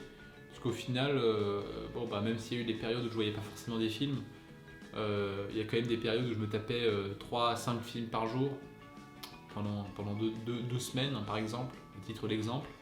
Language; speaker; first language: French; native; French